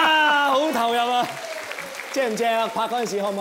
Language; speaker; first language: Cantonese; native; Cantonese